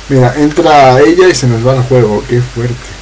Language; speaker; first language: Spanish; native; Spanish